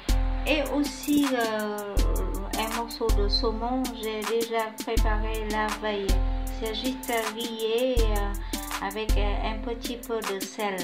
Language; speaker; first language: French; non-native, fluent; Vietnamese